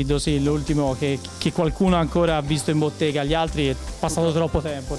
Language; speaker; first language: Italian; native; Italian